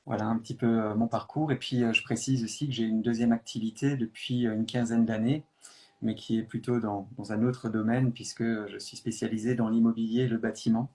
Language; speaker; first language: French; native; French